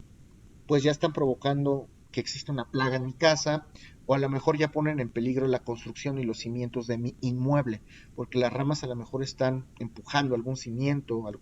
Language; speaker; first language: Spanish; native; Spanish